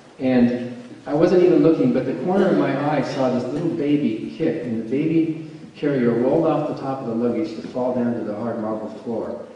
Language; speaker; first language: English; native; English